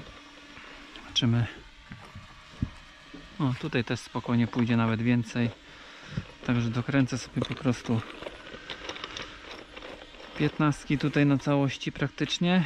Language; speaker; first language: Polish; native; Polish